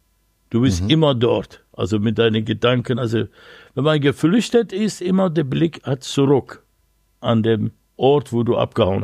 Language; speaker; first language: German; non-native, learner; Persian